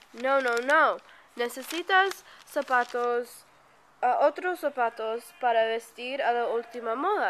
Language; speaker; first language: Spanish; non-native, learner; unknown